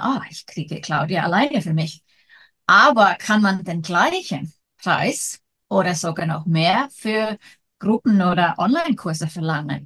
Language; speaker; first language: German; non-native, fluent; Icelandic